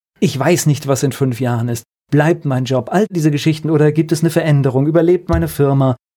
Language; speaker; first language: German; native; German